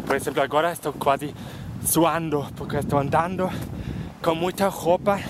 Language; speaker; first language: Portuguese; non-native, fluent; German